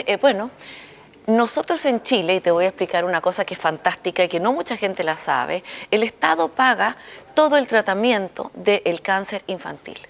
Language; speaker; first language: Spanish; native; Spanish